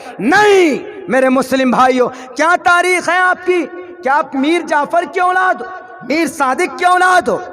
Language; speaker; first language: Urdu; native; Urdu